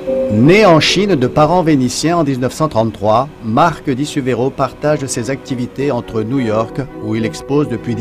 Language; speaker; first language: French; native; French